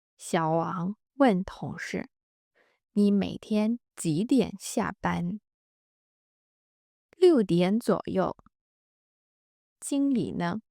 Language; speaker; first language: Chinese; non-native, fluent; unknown